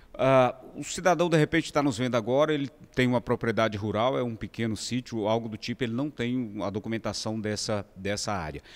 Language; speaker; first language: Portuguese; native; Portuguese